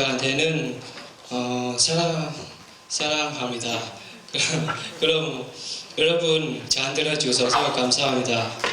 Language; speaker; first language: Korean; non-native, learner; Vietnamese